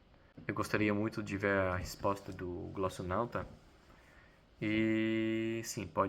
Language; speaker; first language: Portuguese; non-native, fluent; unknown